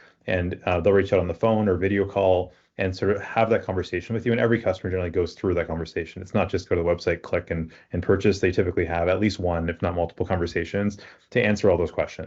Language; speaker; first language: English; native; English